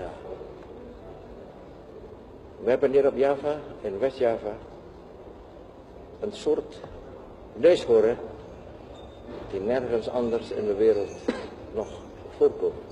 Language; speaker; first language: Dutch; non-native, local second language; Javanese